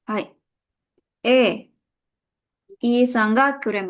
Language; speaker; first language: Japanese; non-native, fluent; Indonesian